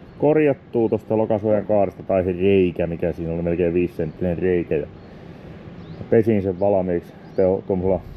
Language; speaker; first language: Finnish; native; Finnish